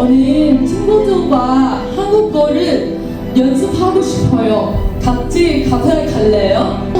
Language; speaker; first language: Korean; non-native, learner; Vietnamese